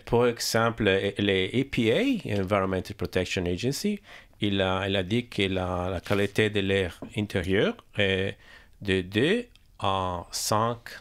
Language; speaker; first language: French; non-native, learner; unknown